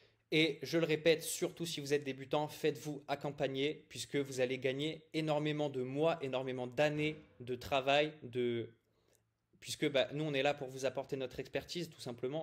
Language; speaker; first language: French; native; French